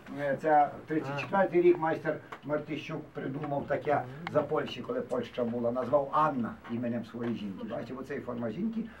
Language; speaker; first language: Ukrainian; native; Ukrainian